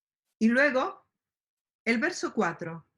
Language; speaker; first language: Spanish; native; Spanish